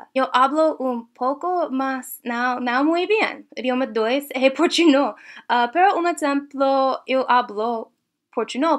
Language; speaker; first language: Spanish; non-native, learner; English